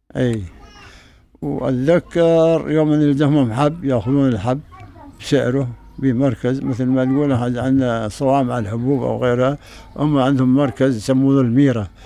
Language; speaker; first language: Arabic; native; Arabic